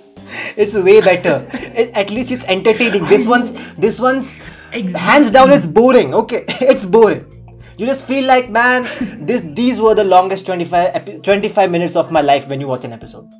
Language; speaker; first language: English; non-native, local second language; Hindi